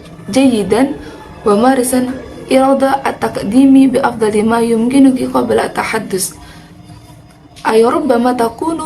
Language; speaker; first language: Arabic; non-native, learner; Indonesian